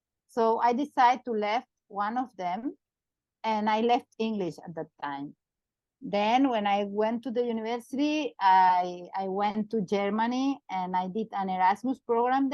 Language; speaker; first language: English; non-native, learner; Catalan